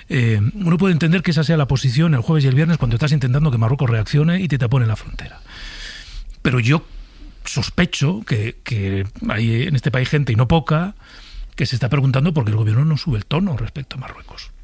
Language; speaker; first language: Spanish; native; Spanish